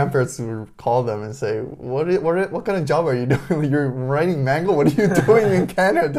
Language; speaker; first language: English; non-native, fluent; Japanese